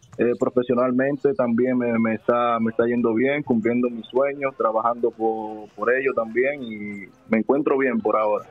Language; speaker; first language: Spanish; native; Spanish